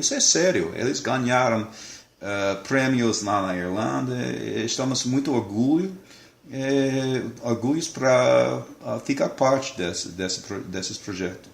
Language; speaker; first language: Portuguese; non-native, fluent; English